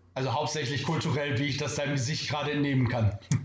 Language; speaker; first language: German; native; German